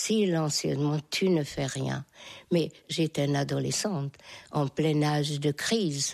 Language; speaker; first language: French; non-native, fluent; Hungarian